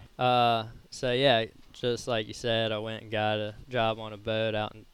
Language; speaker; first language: English; native; English